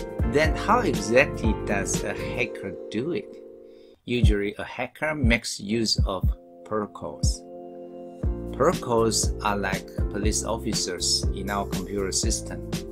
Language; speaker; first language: English; non-native, fluent; Chinese